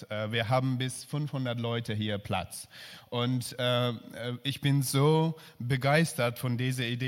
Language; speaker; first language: German; non-native, learner; Persian